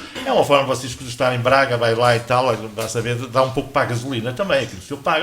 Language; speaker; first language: Portuguese; native; Portuguese